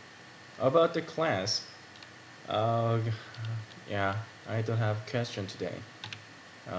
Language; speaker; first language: English; non-native, learner; Korean